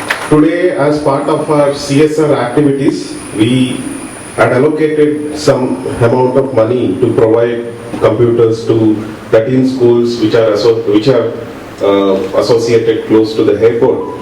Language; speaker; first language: Malayalam; native; Malayalam